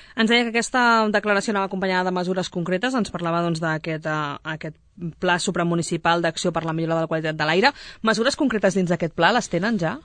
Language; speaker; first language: Catalan; native; Catalan